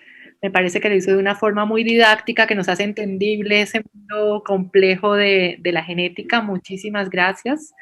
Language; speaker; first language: Spanish; native; Spanish